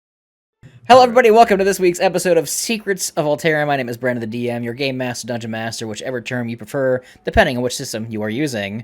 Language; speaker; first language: English; native; English